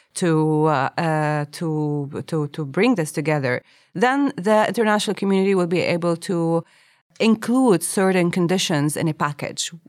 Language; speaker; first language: English; non-native, fluent; Arabic